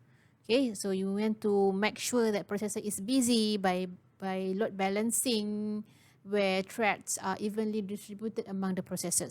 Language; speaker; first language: English; non-native, local second language; Malay